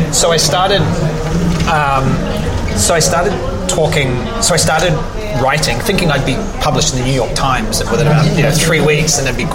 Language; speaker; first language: English; native; English